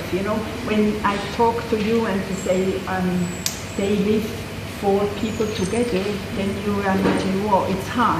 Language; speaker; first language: English; non-native, fluent; French